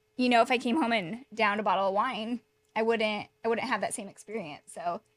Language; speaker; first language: English; native; English